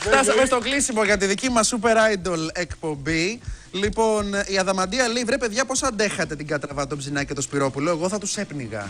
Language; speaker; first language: Greek; native; Greek